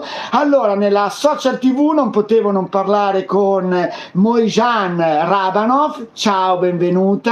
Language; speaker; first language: Italian; native; Italian